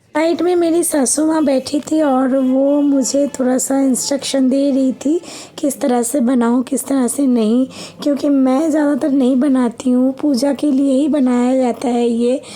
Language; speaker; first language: Hindi; non-native, local second language; Bangla